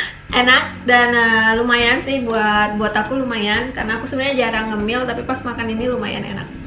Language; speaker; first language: Indonesian; native; Indonesian